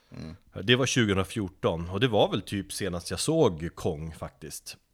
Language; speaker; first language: Swedish; native; Swedish